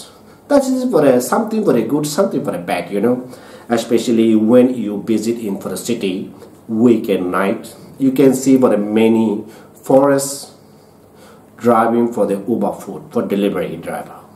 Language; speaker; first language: English; non-native, learner; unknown